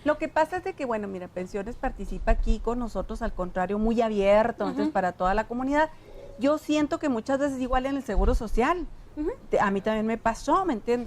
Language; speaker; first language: Spanish; native; Spanish